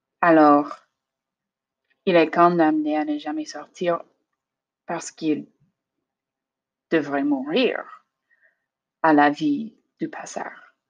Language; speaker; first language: French; non-native, learner; English